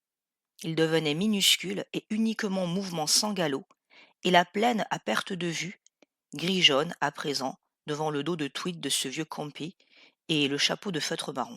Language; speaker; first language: French; native; French